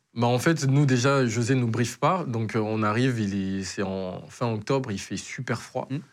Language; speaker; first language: French; native; French